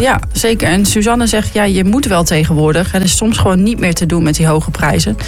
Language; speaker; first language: Dutch; native; Dutch